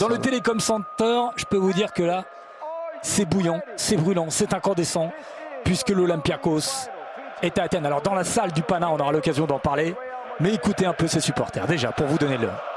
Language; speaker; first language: French; native; French